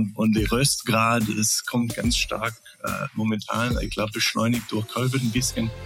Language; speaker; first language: German; non-native, fluent; English